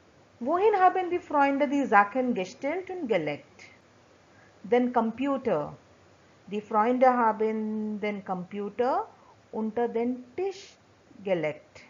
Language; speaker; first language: German; non-native, fluent; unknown